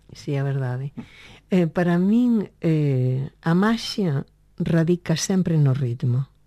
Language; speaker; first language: Galician; native; Galician